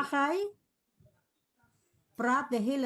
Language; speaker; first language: Dutch; non-native, fluent; Indonesian